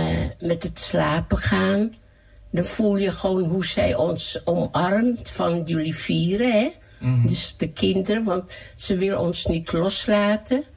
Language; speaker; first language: Dutch; early bilingual, other home language; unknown